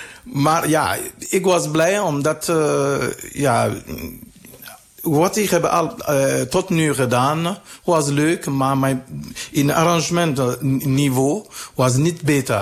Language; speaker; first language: Dutch; non-native, learner; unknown